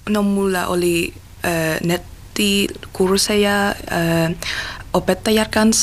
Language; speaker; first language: Finnish; non-native, learner; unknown